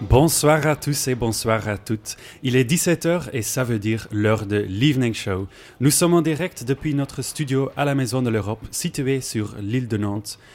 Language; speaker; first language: French; non-native, fluent; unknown